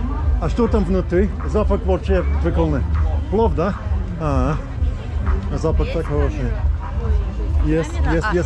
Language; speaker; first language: Russian; non-native, learner; English